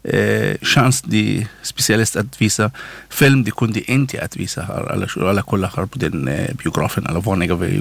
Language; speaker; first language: Swedish; non-native, learner; Arabic